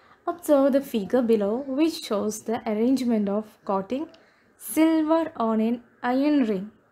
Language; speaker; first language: English; non-native, local second language; Malayalam